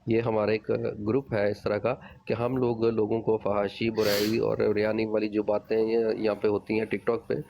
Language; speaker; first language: Urdu; non-native, local second language; Punjabi